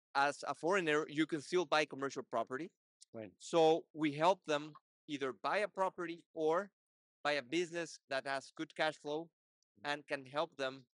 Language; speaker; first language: English; non-native, fluent; Portuguese